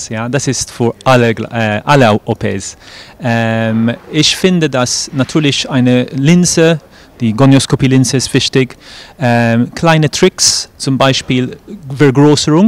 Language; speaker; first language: German; non-native, fluent; English